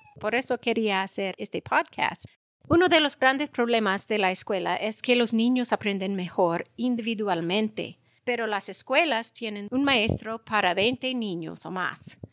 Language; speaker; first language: Spanish; non-native, fluent; English